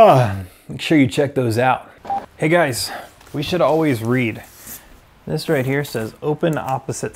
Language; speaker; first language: English; native; English